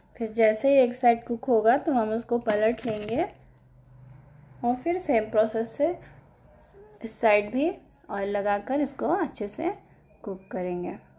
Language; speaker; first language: Hindi; native; Hindi